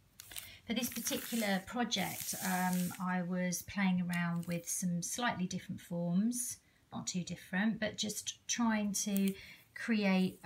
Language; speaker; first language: English; native; English